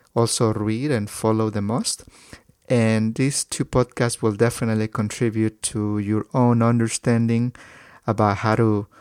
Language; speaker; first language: English; non-native, fluent; Spanish